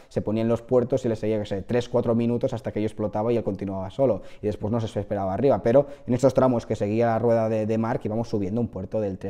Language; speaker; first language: Spanish; native; Spanish